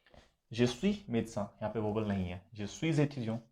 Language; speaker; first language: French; non-native, fluent; Hindi